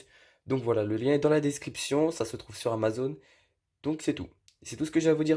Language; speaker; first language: French; native; French